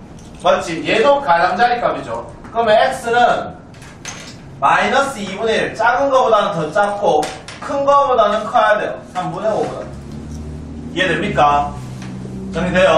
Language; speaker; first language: Korean; native; Korean